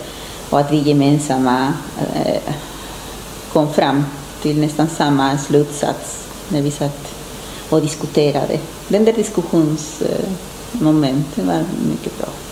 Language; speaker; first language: Swedish; native; Swedish